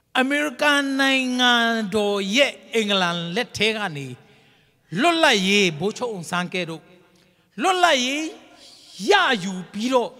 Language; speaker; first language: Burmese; non-native, local second language; Kachin